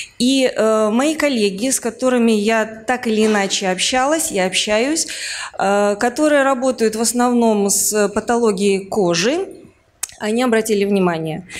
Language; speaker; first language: Russian; native; Russian